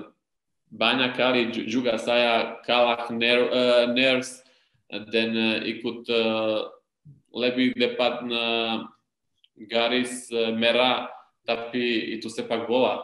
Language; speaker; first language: Indonesian; non-native, learner; Serbian